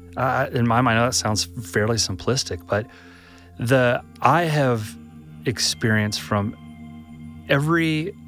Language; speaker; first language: English; native; English